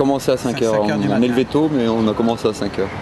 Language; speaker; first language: French; native; French